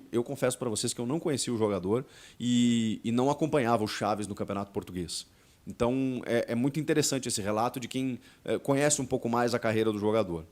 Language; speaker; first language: Portuguese; native; Portuguese